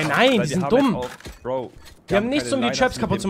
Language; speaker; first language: German; native; German